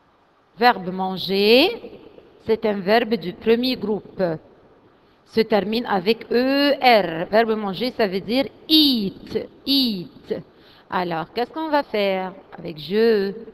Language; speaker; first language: French; non-native, fluent; Arabic